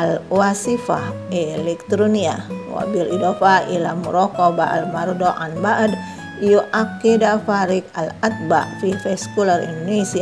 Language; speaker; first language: Arabic; non-native, fluent; Indonesian